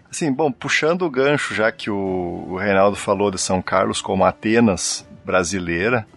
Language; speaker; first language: Portuguese; native; Portuguese